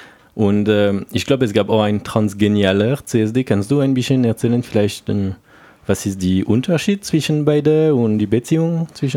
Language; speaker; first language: German; non-native, learner; French